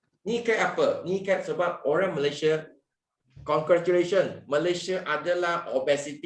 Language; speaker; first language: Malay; non-native, local second language; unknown